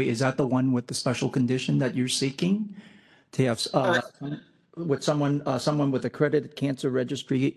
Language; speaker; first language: English; non-native, fluent; French